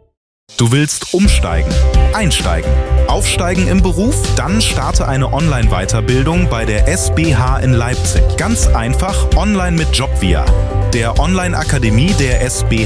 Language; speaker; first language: German; native; German